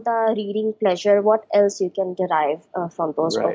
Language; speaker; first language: English; non-native, local second language; Hindi